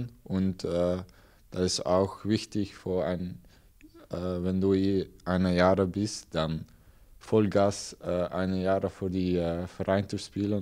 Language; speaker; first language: German; non-native, learner; Dutch